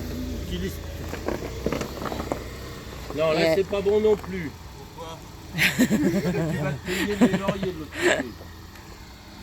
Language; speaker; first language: French; native; French